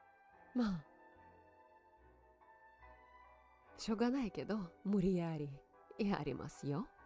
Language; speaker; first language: Japanese; non-native, learner; Russian